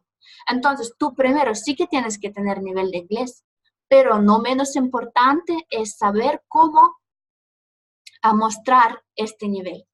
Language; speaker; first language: Spanish; non-native, fluent; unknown